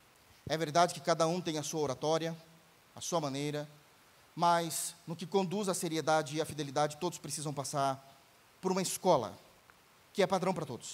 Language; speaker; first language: Portuguese; native; Portuguese